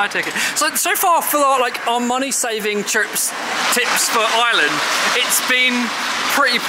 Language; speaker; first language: English; native; English